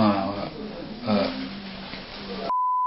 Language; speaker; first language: Japanese; non-native, learner; Indonesian